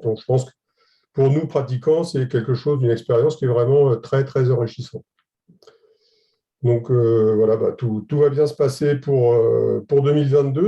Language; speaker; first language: French; native; French